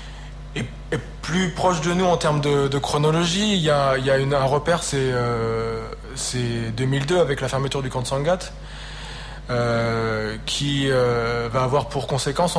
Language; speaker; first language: French; native; French